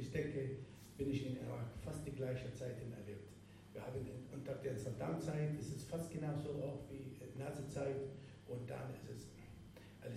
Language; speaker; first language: German; non-native, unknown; Arabic